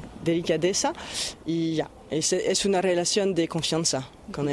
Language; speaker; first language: Spanish; non-native, fluent; French